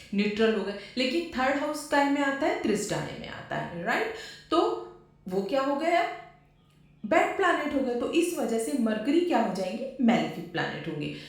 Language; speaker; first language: Hindi; native; Hindi